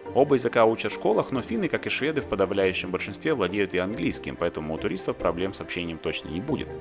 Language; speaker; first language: Russian; native; Russian